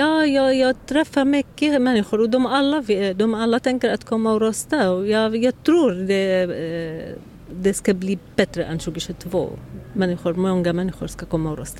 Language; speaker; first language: Swedish; non-native, learner; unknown